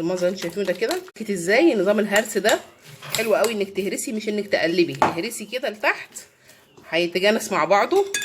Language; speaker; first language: Arabic; native; Arabic